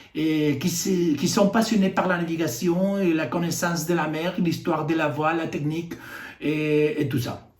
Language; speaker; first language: French; non-native, fluent; Spanish